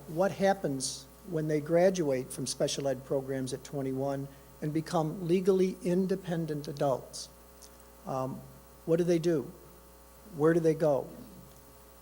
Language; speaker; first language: English; native; English